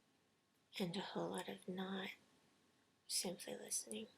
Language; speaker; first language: English; native; English